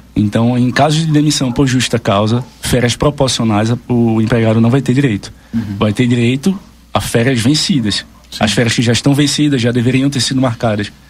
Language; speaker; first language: Portuguese; native; Portuguese